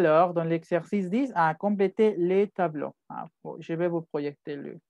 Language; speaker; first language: French; non-native, fluent; Spanish